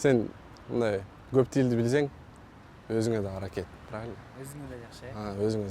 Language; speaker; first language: Kyrgyz; non-native, local second language; Russian